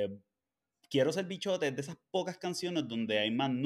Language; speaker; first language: Spanish; native; Spanish